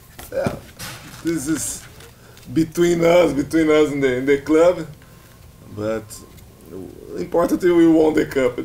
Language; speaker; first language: English; non-native, learner; Portuguese